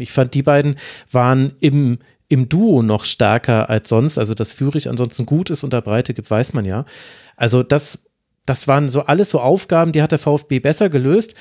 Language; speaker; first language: German; native; German